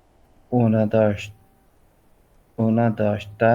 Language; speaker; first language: Persian; non-native, learner; Urdu